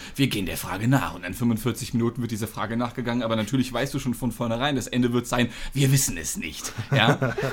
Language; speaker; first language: German; non-native, fluent; English